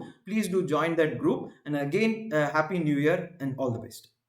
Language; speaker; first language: English; non-native, local second language; Tamil